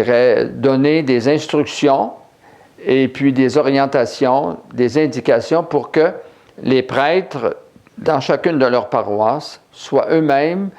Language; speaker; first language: French; native; French